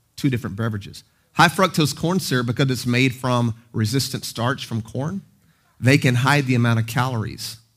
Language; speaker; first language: English; native; English